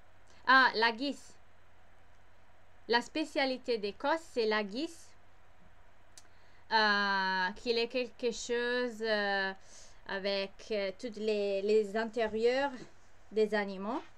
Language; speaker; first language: French; non-native, learner; English